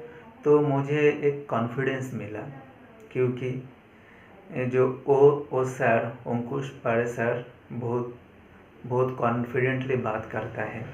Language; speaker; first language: Hindi; non-native, local second language; Bangla